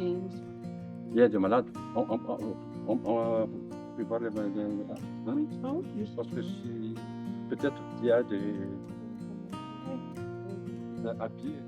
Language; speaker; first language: French; non-native, local second language; Malagasy